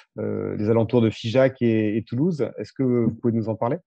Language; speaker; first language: French; native; French